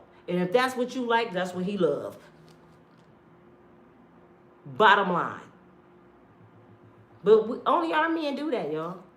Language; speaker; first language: English; native; English